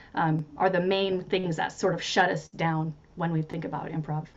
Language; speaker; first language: English; native; English